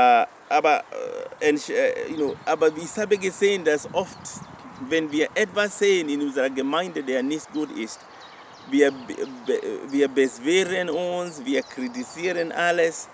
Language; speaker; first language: German; non-native, learner; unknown